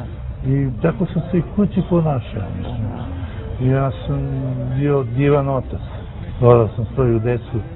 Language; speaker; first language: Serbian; non-native, local second language; Romany